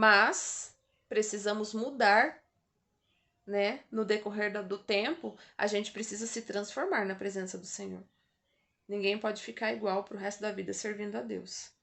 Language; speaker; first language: Portuguese; native; Portuguese